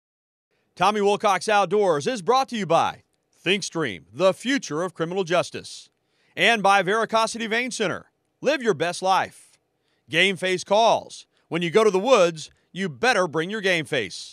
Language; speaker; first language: English; native; English